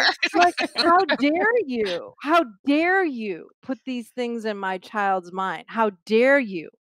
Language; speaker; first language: English; native; English